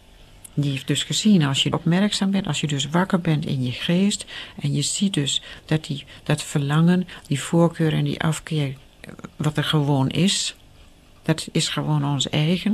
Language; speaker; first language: Dutch; native; Dutch